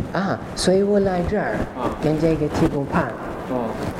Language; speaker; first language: Chinese; non-native, learner; English